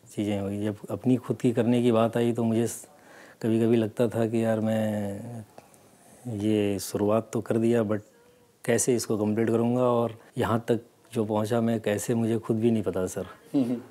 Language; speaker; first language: Hindi; native; Hindi